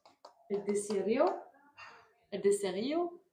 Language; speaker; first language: Spanish; non-native, learner; French